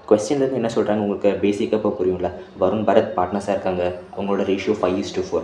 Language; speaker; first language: Tamil; native; Tamil